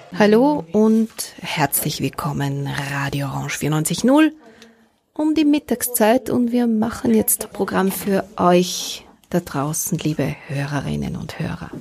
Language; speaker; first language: German; native; German